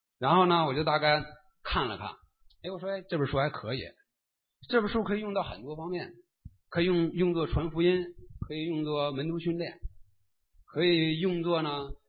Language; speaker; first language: Chinese; native; Chinese